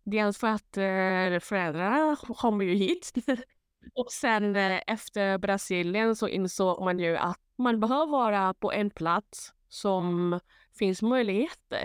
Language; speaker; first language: Swedish; non-native, fluent; Thai